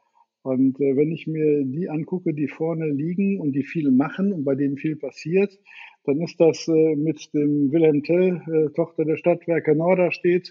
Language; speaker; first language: German; native; German